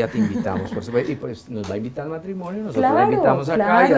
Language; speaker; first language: Spanish; native; Spanish